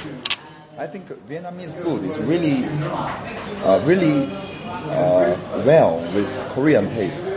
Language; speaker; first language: English; non-native, learner; Korean